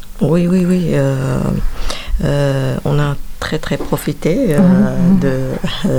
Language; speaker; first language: French; non-native, learner; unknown